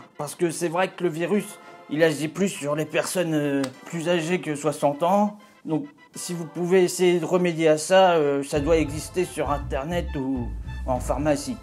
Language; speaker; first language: French; native; French